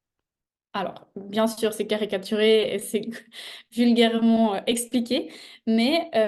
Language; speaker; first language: French; native; French